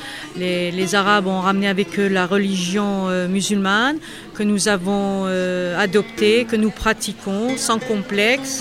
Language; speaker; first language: French; non-native, local second language; Kabyle